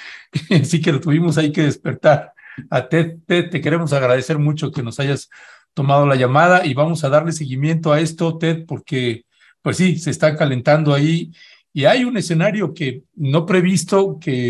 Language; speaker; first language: Spanish; native; Spanish